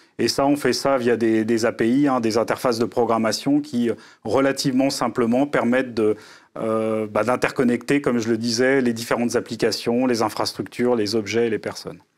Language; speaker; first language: French; native; French